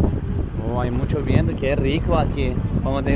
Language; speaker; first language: Spanish; non-native, learner; Turkish